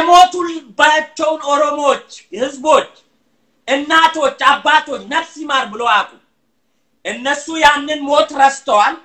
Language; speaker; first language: Amharic; non-native, local second language; Oromo